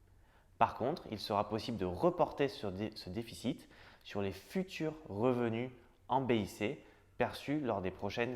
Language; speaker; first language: French; native; French